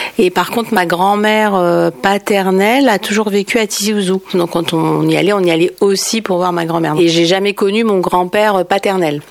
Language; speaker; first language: French; native; French